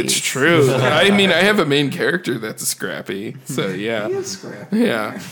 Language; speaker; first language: English; native; English